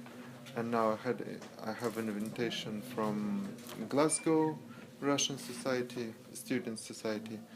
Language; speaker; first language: English; non-native, learner; Russian